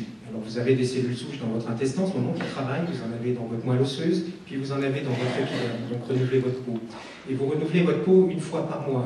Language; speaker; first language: French; native; French